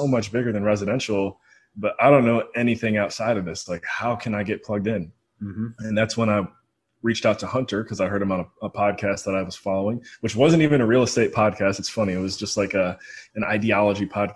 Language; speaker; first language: English; native; English